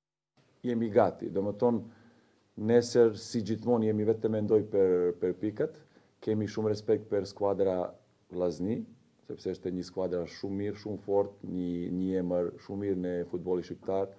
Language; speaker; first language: Albanian; non-native, learner; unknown